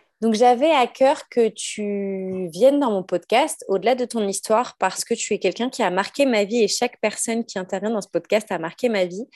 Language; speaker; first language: French; native; French